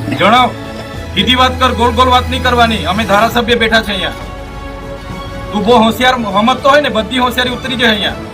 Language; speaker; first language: Gujarati; non-native, local second language; Vasavi